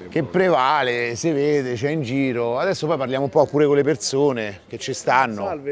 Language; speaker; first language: Italian; native; Italian